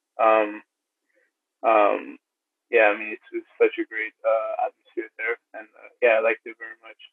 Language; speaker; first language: English; native; English